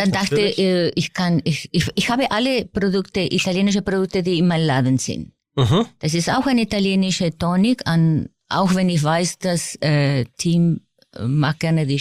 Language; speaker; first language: German; non-native, fluent; Spanish